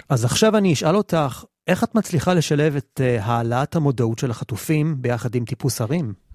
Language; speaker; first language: Hebrew; native; Hebrew